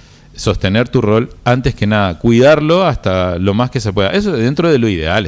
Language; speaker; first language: Spanish; native; Spanish